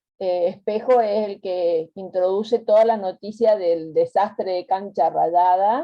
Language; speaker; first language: Spanish; native; Spanish